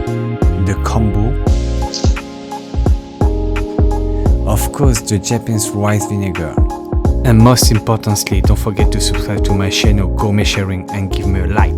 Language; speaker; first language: English; non-native, fluent; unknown